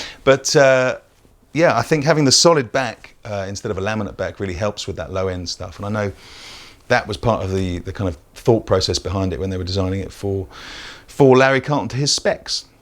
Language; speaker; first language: English; native; English